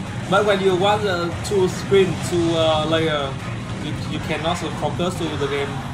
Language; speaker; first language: English; non-native, learner; Vietnamese